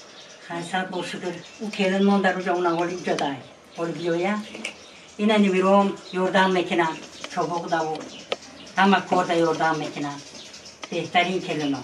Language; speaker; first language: Persian; non-native, learner; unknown